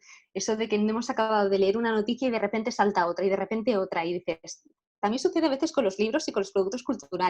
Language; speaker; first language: Spanish; native; Spanish